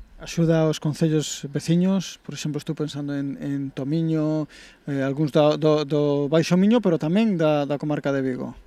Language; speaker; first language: Galician; non-native, local second language; Spanish